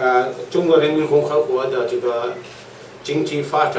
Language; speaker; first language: Chinese; non-native, learner; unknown